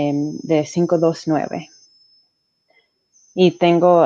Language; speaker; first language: Spanish; early bilingual, heritage; Spanish